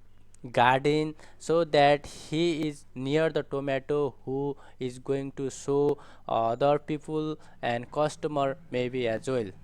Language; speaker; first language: English; non-native, learner; Nepali